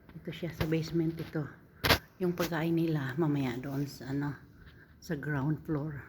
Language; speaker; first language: Filipino; non-native, local second language; Cebuano